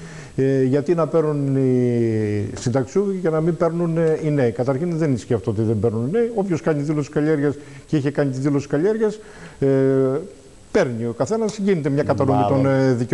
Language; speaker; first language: Greek; native; Greek